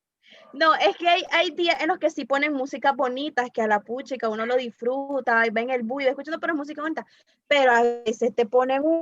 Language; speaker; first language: Spanish; native; Spanish